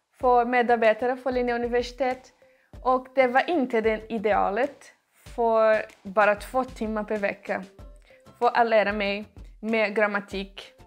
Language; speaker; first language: Swedish; non-native, learner; Portuguese